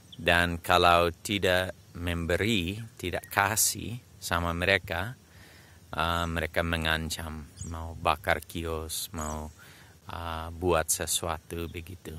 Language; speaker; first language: Indonesian; non-native, fluent; English